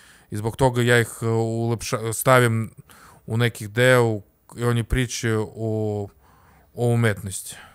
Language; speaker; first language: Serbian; non-native, learner; Russian